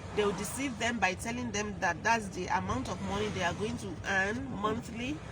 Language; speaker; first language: English; non-native, local second language; Yoruba